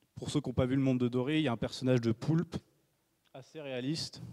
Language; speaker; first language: French; native; French